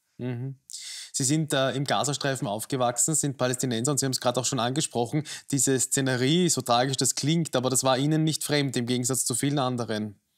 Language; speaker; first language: German; native; German